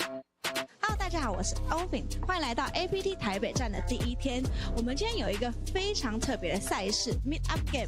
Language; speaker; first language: Chinese; native; Chinese